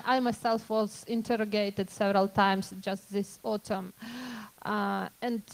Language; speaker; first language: English; non-native, fluent; Ukrainian